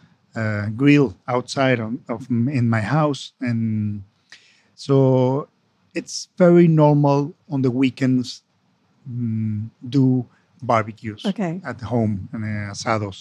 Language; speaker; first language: English; non-native, fluent; Spanish